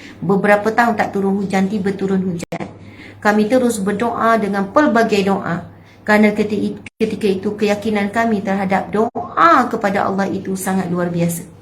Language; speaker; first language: Malay; native; Malay